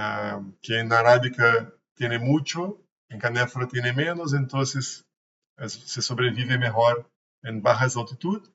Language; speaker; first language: Spanish; non-native, learner; Portuguese